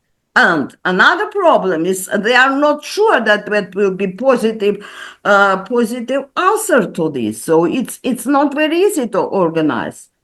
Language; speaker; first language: English; non-native, fluent; Armenian